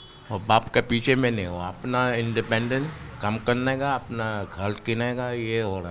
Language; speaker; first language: Hindi; non-native, local second language; Chinese